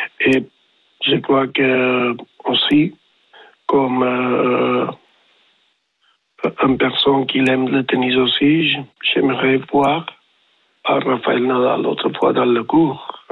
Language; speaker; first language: French; non-native, learner; Spanish